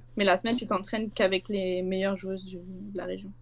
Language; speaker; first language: French; native; French